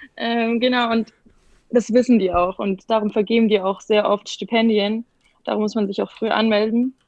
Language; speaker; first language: German; native; German